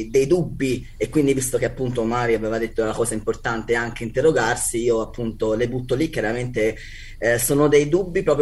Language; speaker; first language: Italian; native; Italian